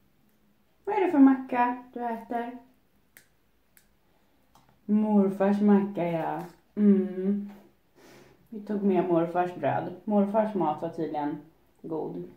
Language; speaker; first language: Swedish; native; Swedish